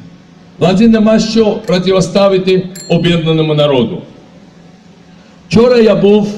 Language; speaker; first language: Ukrainian; non-native, fluent; Georgian